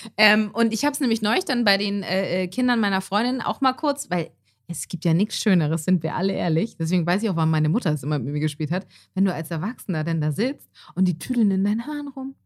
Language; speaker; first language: German; native; German